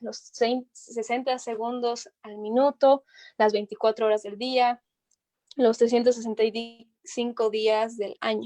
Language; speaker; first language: Spanish; native; Spanish